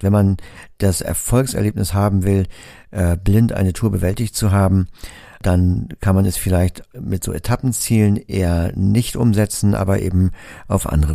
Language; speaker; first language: German; native; German